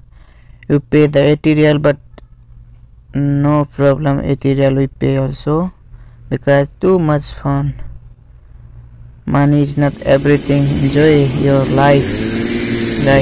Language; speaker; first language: English; non-native, learner; Nepali